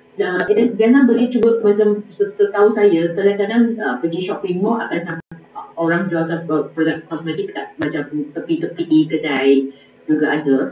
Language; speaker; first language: Malay; non-native, local second language; Chinese